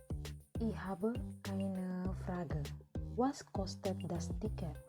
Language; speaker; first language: German; non-native, learner; Indonesian